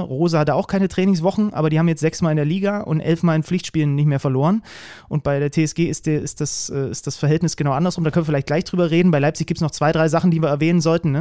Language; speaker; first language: German; native; German